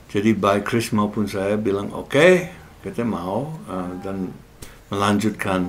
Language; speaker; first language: Indonesian; non-native, fluent; English